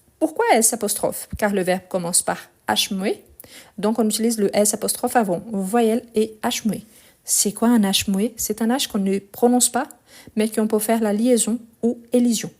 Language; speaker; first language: French; non-native, fluent; Portuguese